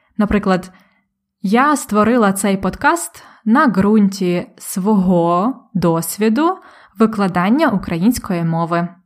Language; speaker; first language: Ukrainian; native; Ukrainian